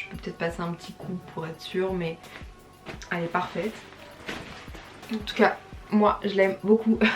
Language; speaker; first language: French; native; French